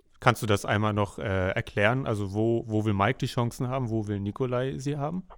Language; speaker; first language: German; native; German